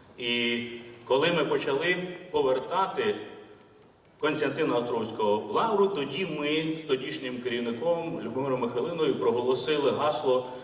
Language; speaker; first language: Ukrainian; native; Ukrainian